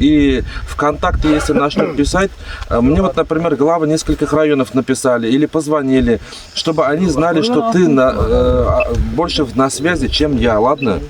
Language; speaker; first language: Russian; native; Russian